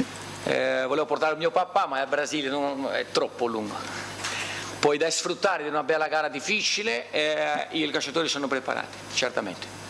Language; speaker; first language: Italian; non-native, fluent; Portuguese